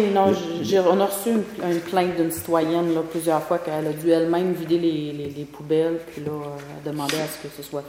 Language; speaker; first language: French; native; French